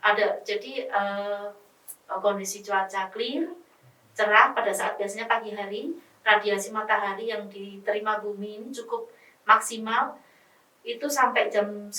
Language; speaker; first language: Indonesian; native; Indonesian